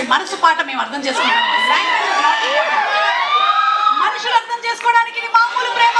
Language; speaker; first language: Telugu; native; Telugu